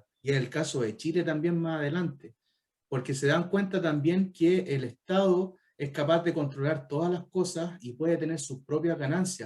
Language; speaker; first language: Spanish; native; Spanish